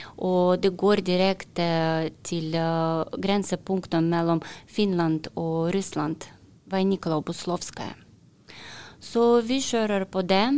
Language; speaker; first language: Norwegian; non-native, learner; Russian